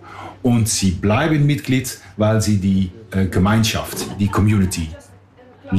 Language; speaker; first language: German; non-native, fluent; Dutch